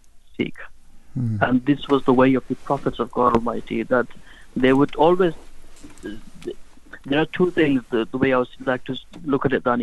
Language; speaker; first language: English; non-native, local second language; Urdu